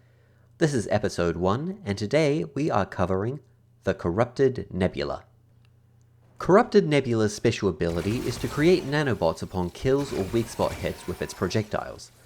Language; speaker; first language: English; native; English